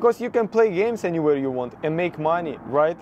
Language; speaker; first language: English; non-native, fluent; Russian